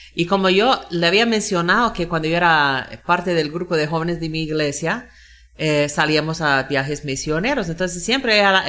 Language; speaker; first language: Spanish; non-native, fluent; English